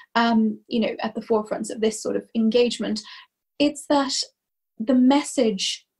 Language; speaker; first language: English; native; English